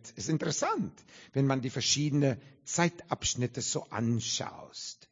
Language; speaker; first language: German; non-native, learner; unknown